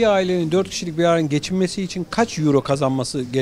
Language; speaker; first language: Turkish; native; Turkish